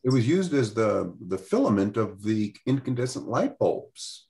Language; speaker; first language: English; native; English